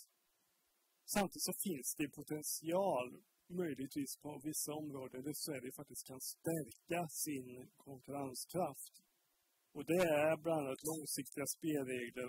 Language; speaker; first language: Swedish; native; Swedish